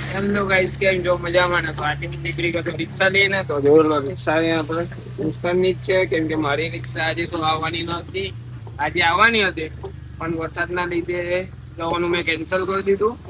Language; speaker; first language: Gujarati; native; Gujarati